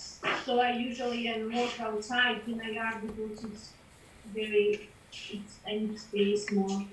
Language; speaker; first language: English; non-native, fluent; Macedonian